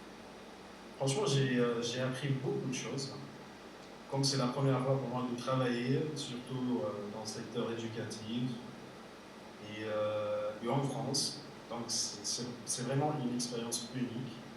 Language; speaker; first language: French; non-native, fluent; Arabic